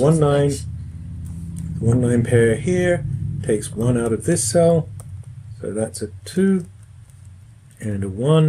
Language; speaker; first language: English; native; English